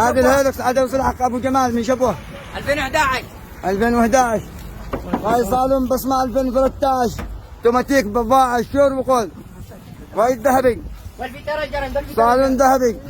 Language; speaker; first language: Arabic; native; Arabic